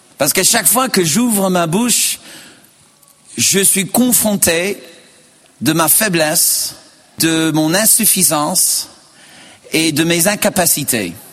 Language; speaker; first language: French; non-native, fluent; English